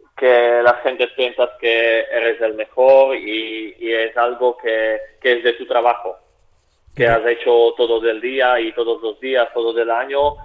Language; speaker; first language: Spanish; non-native, fluent; Slovak